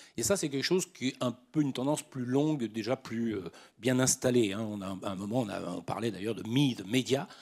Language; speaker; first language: French; native; French